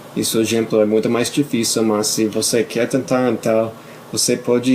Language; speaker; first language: Portuguese; non-native, fluent; English